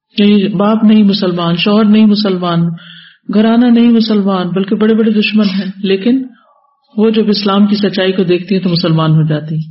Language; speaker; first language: Urdu; native; Urdu